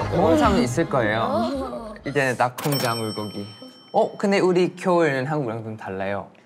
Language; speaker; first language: Korean; non-native, fluent; Thai